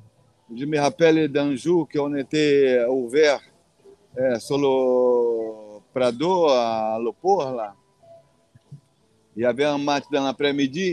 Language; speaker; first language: French; non-native, fluent; Portuguese